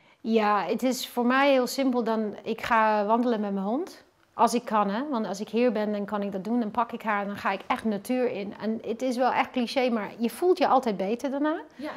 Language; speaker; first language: Dutch; non-native, fluent; English